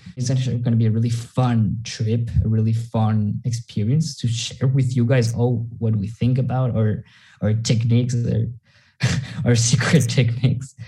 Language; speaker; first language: English; non-native, fluent; Spanish